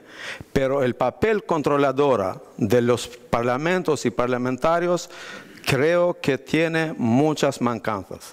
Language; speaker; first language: Spanish; non-native, fluent; Albanian